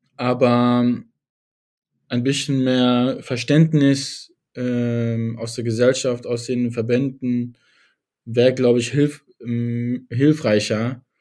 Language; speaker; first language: German; early bilingual, other home language; Kurdish